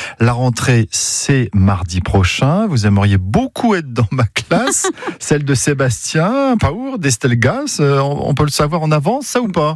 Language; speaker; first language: French; native; French